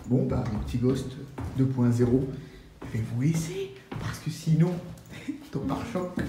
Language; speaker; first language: French; native; French